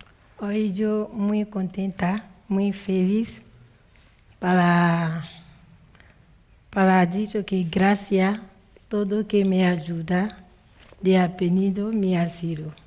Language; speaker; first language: Spanish; non-native, learner; French